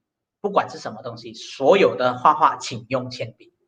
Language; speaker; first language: Chinese; native; Chinese